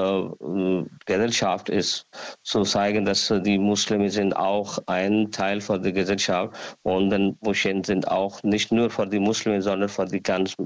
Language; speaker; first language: German; non-native, learner; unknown